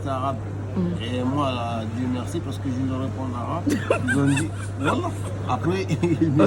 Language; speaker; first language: French; non-native, learner; Arabic